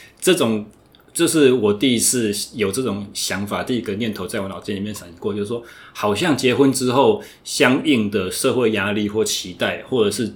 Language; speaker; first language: Chinese; native; Chinese